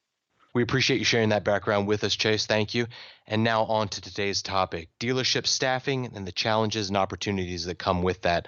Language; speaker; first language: English; native; English